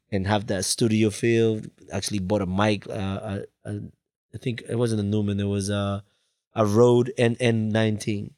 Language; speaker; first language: English; early bilingual, other home language; Spanish